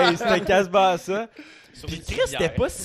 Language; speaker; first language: French; native; French